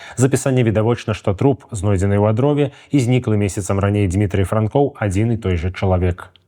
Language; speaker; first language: Belarusian; native; Belarusian